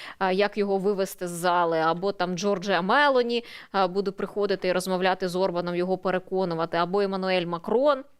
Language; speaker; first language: Ukrainian; native; Ukrainian